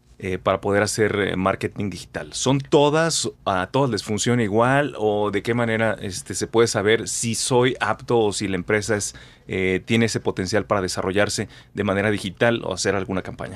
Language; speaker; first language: Spanish; native; Spanish